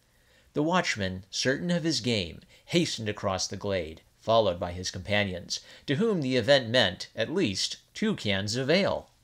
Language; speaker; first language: English; native; English